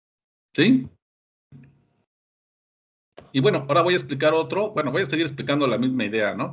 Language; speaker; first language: Spanish; native; Spanish